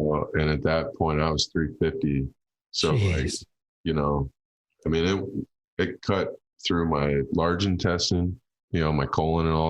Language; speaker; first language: English; native; English